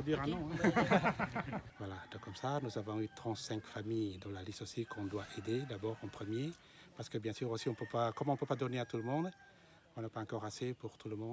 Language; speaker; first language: French; non-native, fluent; Indonesian